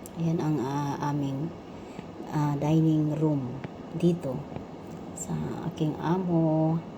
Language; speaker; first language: Filipino; non-native, local second language; Cebuano